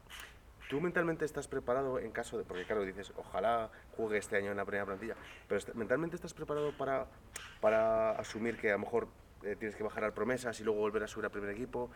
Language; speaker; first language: Spanish; native; Spanish